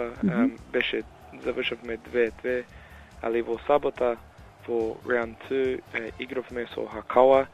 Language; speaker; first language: Macedonian; early bilingual, heritage; Macedonian